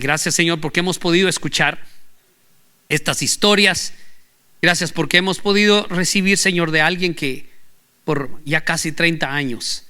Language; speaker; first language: Spanish; native; Spanish